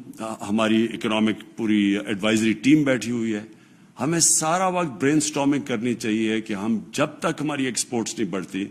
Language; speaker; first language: Urdu; native; Urdu